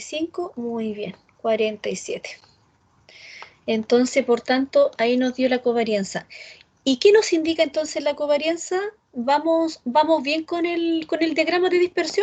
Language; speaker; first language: Spanish; native; Spanish